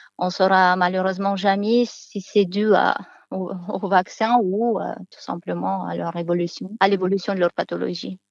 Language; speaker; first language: French; non-native, fluent; Romanian